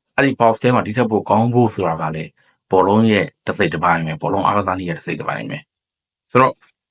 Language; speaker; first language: Burmese; native; Burmese